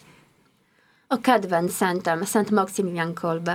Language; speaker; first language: Hungarian; non-native, fluent; Polish